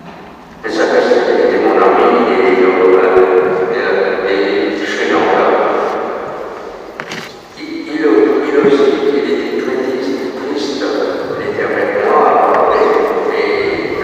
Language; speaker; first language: French; non-native, local second language; Morisyen